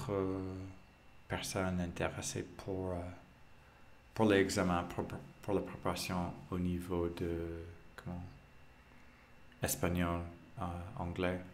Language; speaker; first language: French; non-native, learner; English